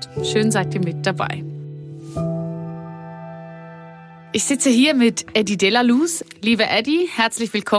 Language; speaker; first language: German; native; German